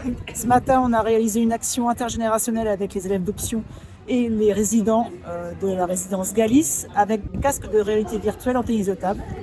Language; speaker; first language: French; native; French